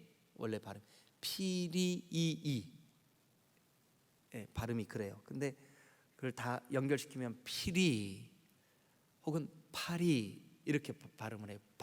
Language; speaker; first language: Korean; native; Korean